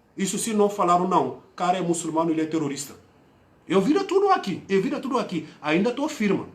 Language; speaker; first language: Portuguese; non-native, fluent; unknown